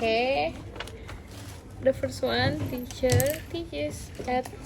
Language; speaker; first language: English; non-native, learner; Indonesian